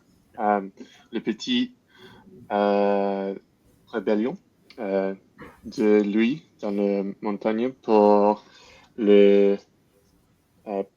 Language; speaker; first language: French; non-native, learner; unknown